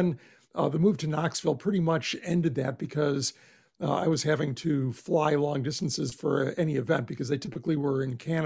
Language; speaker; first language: English; native; English